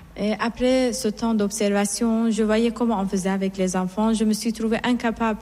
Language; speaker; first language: French; non-native, fluent; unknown